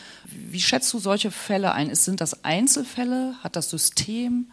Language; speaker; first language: German; native; German